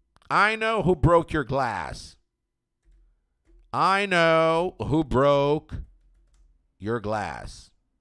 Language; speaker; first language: English; non-native, fluent; Portuguese